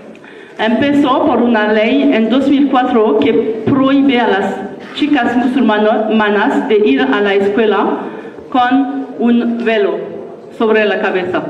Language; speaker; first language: Spanish; non-native, learner; French